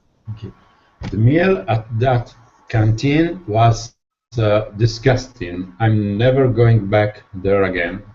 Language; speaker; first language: English; non-native, learner; Italian